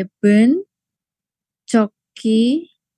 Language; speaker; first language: Korean; non-native, learner; Indonesian